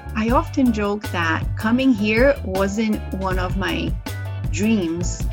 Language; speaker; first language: English; non-native, fluent; Portuguese